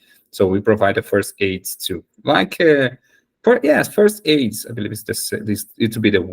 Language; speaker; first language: English; non-native, fluent; Portuguese